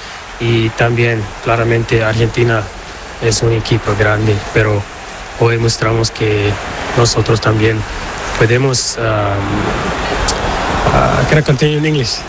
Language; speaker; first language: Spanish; non-native, learner; Portuguese